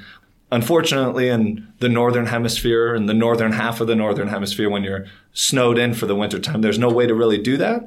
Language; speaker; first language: English; native; English